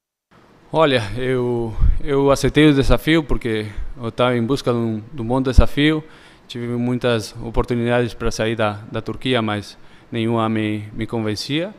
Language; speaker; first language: Portuguese; early bilingual, heritage; Spanish